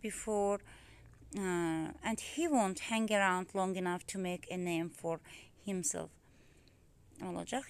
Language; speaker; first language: English; non-native, fluent; Azerbaijani